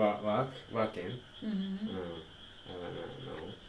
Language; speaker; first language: English; non-native, learner; Japanese